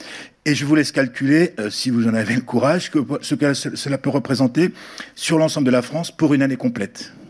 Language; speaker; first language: French; native; French